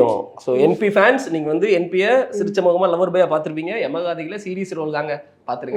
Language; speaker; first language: Tamil; native; Tamil